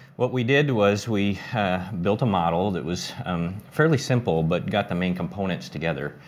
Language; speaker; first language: English; native; English